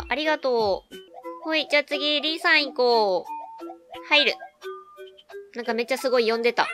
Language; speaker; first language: Japanese; native; Japanese